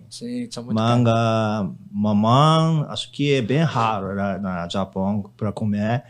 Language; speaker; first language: Portuguese; non-native, learner; Japanese